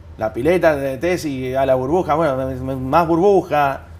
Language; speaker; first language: Spanish; native; Spanish